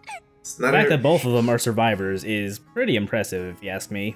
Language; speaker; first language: English; native; English